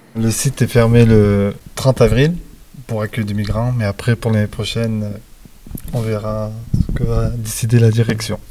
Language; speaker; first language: French; native; French